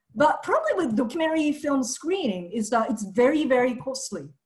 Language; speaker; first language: English; early bilingual, other home language; Japanese